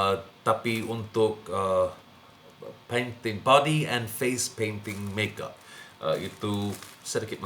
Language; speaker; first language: Indonesian; non-native, learner; English